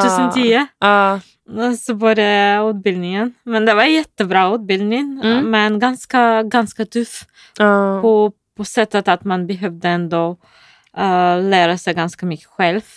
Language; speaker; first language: Swedish; non-native, fluent; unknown